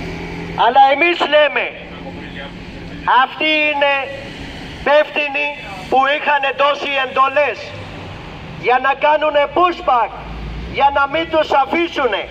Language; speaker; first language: Greek; non-native, learner; Urdu